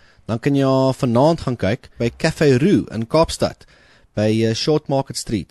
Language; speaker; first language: English; non-native, local second language; Afrikaans